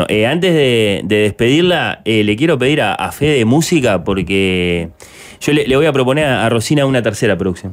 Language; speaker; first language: Spanish; native; Spanish